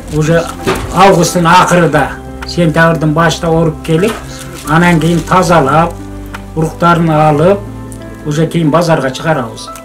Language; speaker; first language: Kyrgyz; early bilingual, heritage; Kyrgyz